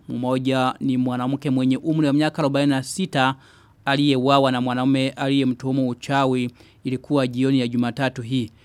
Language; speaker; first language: Swahili; non-native, local second language; Rundi